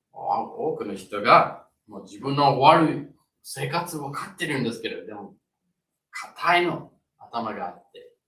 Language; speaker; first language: Japanese; non-native, learner; English